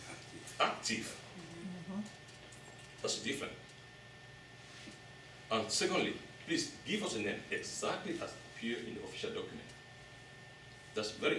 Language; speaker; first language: English; non-native, local second language; French